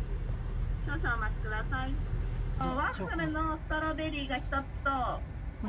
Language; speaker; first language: Japanese; native; Japanese